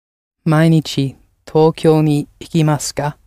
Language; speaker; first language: Japanese; non-native, learner; English